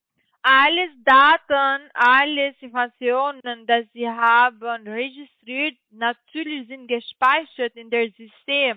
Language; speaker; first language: German; non-native, learner; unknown